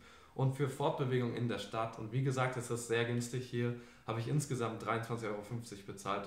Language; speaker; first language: German; native; German